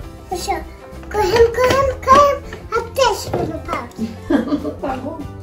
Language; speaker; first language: Portuguese; early bilingual, heritage; Portuguese